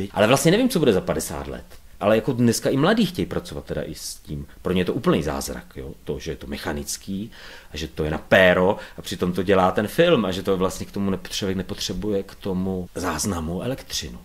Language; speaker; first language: Czech; native; Czech